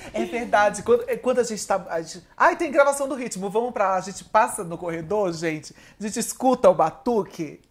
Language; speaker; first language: Portuguese; native; Portuguese